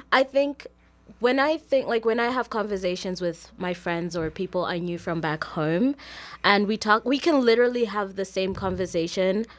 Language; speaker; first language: English; non-native, local second language; Shona